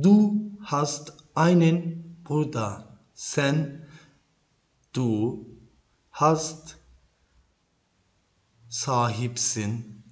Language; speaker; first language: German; non-native, fluent; Turkish